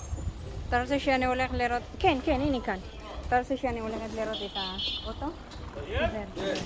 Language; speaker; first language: Hebrew; non-native, local second language; Arabic